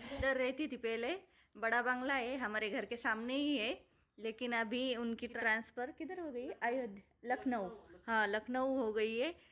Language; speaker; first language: Hindi; non-native, local second language; Marathi